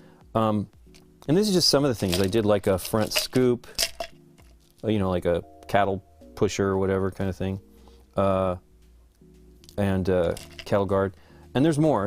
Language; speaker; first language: English; native; English